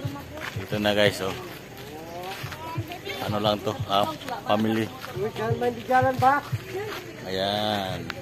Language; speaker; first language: Filipino; early bilingual, heritage; Filipino